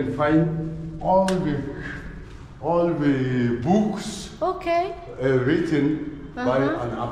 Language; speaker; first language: English; non-native, learner; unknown